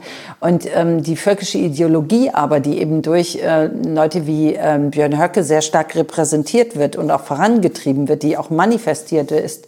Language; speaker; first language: German; native; German